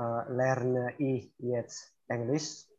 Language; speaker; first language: German; non-native, learner; Indonesian